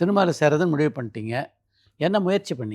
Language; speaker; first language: Tamil; native; Tamil